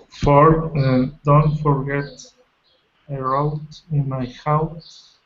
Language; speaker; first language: English; non-native, learner; Spanish